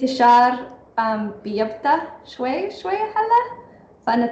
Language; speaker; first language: Arabic; non-native, fluent; English